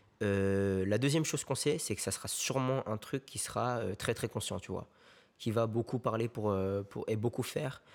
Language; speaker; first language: French; early bilingual, other home language; Korean